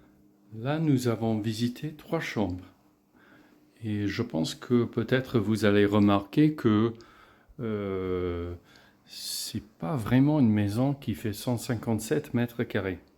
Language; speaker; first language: French; non-native, fluent; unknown